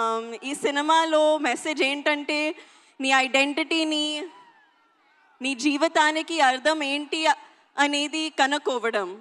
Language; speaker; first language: Telugu; non-native, learner; Hindi